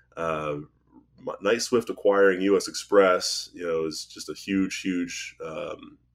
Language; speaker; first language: English; native; English